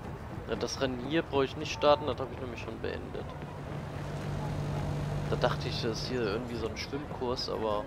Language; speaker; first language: German; native; German